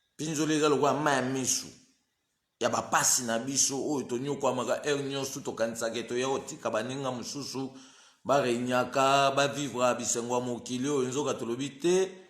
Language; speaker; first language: Lingala; non-native, local second language; Kongo